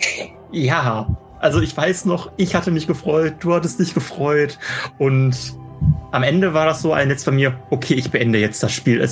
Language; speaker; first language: German; native; German